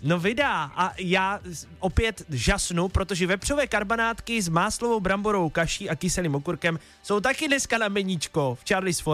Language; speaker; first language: Czech; native; Czech